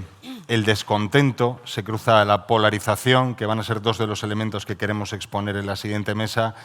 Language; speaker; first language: Spanish; native; Spanish